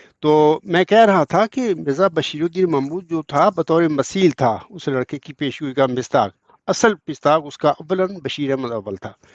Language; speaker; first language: Urdu; non-native, local second language; Punjabi